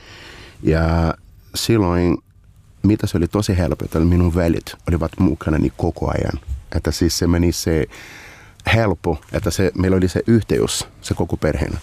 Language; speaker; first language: Finnish; non-native, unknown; Portuguese